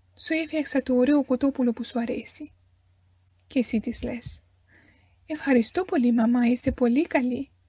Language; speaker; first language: Greek; non-native, fluent; Romanian